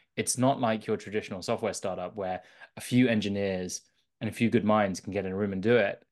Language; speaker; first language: English; native; English